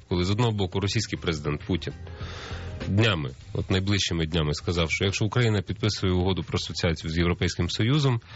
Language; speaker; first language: Ukrainian; native; Ukrainian